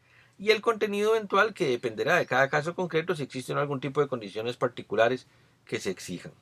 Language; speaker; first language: Spanish; native; Spanish